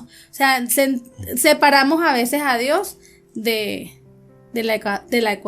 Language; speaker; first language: Spanish; native; Spanish